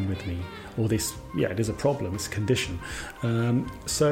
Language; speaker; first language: English; native; English